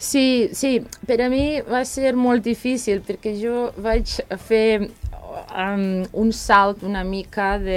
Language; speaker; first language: Catalan; non-native, fluent; Serbian